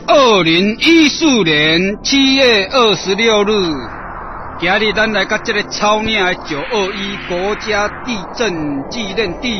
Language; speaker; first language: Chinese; non-native, local second language; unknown